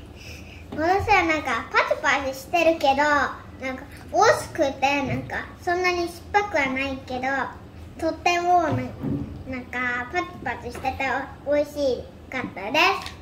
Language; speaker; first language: Japanese; early bilingual, heritage; Japanese